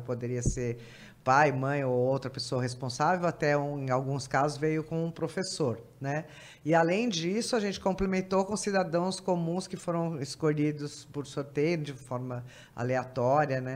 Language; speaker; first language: Portuguese; native; Portuguese